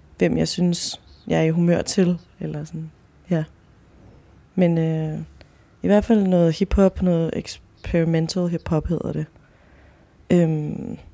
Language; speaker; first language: Danish; early bilingual, other home language; Spanish